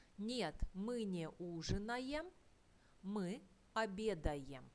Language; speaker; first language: Russian; non-native, fluent; Turkish